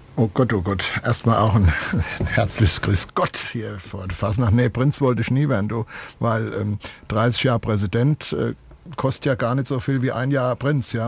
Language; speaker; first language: German; native; German